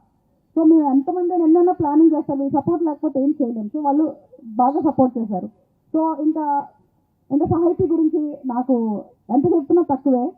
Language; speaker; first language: Telugu; native; Telugu